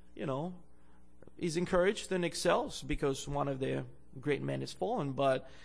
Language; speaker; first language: English; non-native, fluent; Bulgarian